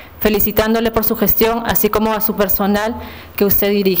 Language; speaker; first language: Spanish; native; Spanish